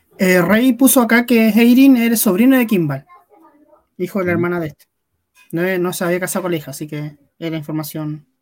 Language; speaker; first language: Spanish; native; Spanish